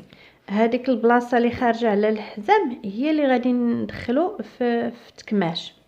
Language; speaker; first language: Arabic; native; Arabic